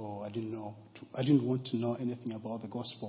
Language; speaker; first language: English; non-native, local second language; Nyanja